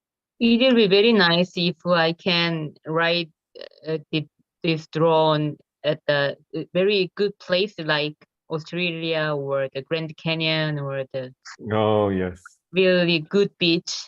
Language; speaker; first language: English; non-native, learner; Korean